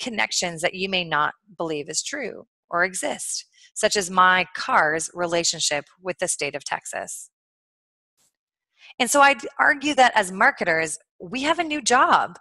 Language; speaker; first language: English; native; English